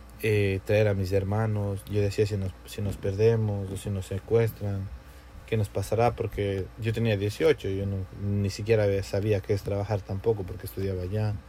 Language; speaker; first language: Spanish; native; Spanish